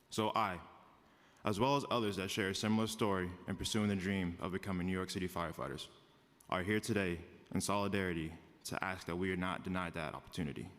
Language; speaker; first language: English; native; English